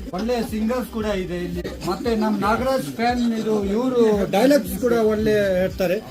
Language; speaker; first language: Kannada; non-native, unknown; Ladakhi